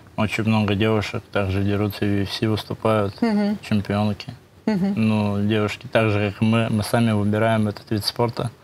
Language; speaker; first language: Russian; native; Russian